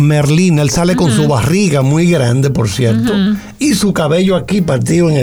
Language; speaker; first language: Spanish; native; Spanish